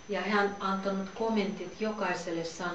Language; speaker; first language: Finnish; non-native, learner; Russian